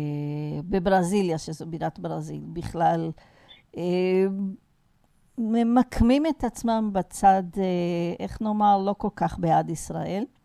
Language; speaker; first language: Hebrew; non-native, fluent; Portuguese